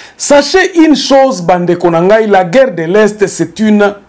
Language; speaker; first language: French; non-native, local second language; Swahili